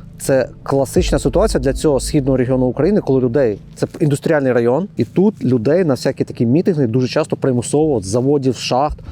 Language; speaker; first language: Ukrainian; native; Ukrainian